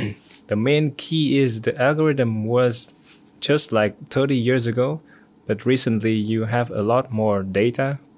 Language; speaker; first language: English; non-native, fluent; Vietnamese